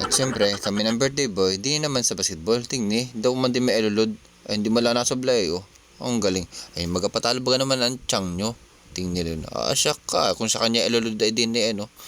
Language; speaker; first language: Filipino; native; Filipino